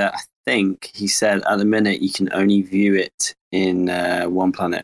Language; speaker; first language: English; native; English